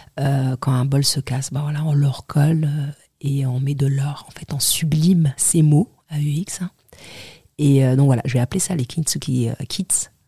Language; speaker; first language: French; non-native, local second language; Arabic